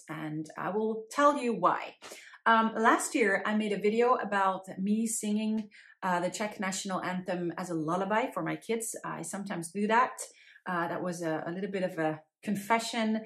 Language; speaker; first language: English; non-native, fluent; Dutch